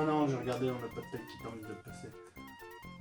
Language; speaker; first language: French; native; French